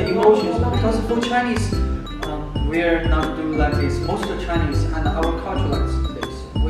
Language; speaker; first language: English; non-native, learner; Chinese